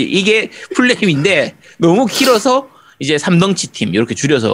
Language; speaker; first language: Korean; native; Korean